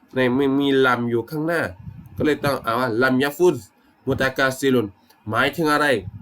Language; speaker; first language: Thai; non-native, local second language; Malay